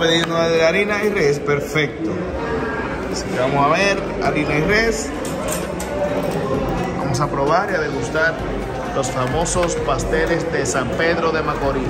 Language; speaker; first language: Spanish; native; Spanish